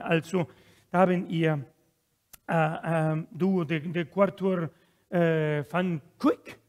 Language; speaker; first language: German; non-native, fluent; Spanish